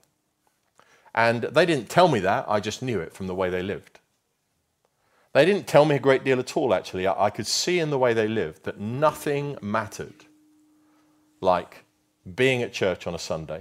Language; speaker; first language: English; native; English